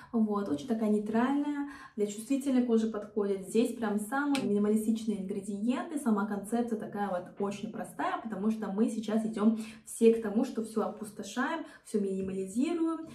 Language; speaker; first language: Russian; non-native, fluent; Korean